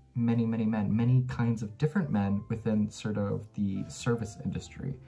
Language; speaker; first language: English; native; English